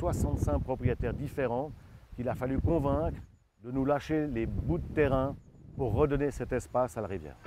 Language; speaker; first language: French; native; French